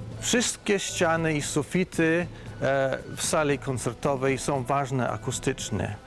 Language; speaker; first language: Polish; non-native, fluent; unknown